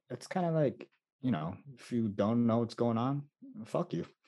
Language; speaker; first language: English; native; English